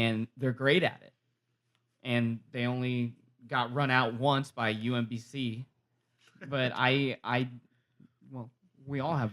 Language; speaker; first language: English; native; English